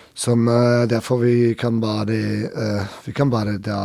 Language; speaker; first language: Norwegian; non-native, learner; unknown